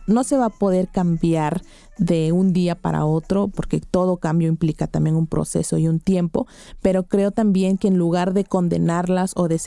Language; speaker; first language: Spanish; native; Spanish